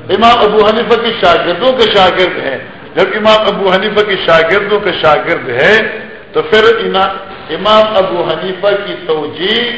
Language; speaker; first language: Urdu; non-native, local second language; Northern Hindko